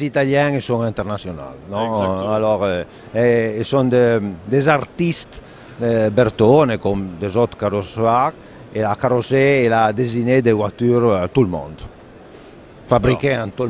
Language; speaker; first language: French; non-native, fluent; Italian